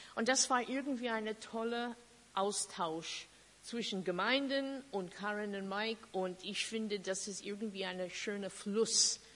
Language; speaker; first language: German; non-native, fluent; English